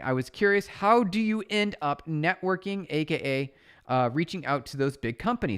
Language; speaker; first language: English; native; English